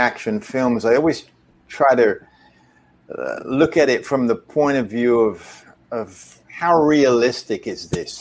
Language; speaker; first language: English; native; English